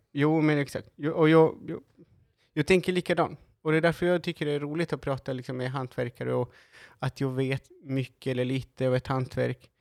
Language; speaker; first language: Swedish; non-native, fluent; Spanish